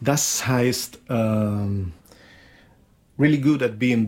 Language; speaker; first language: German; non-native, fluent; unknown